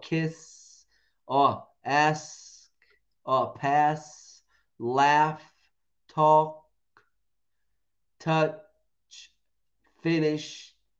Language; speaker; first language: English; non-native, fluent; Portuguese